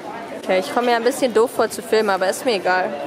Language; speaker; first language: German; non-native, fluent; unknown